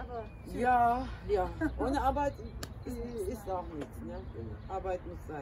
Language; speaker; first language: German; non-native, fluent; Turkish